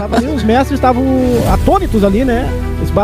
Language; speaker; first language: Portuguese; native; Portuguese